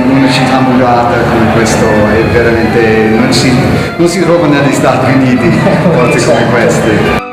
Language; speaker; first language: Italian; non-native, learner; English